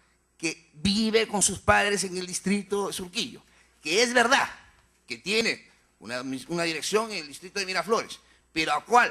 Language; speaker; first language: Spanish; native; Spanish